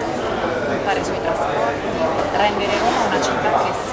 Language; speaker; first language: Italian; native; Italian